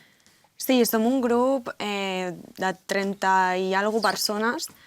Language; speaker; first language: Catalan; non-native, local second language; Spanish